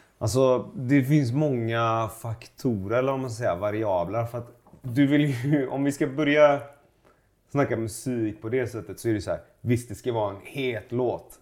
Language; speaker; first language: Swedish; early bilingual, other home language; Persian